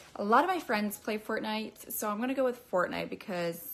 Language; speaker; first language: English; native; English